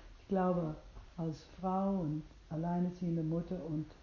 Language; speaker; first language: German; non-native, fluent; English